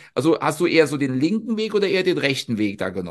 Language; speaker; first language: German; native; German